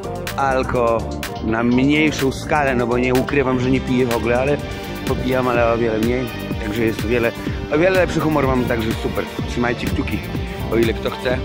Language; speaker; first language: Polish; native; Polish